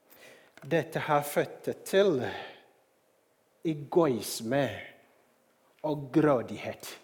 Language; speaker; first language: Norwegian; non-native, fluent; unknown